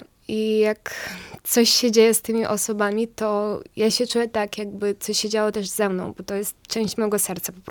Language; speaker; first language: Polish; non-native, fluent; Ukrainian